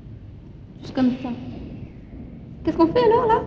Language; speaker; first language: French; native; French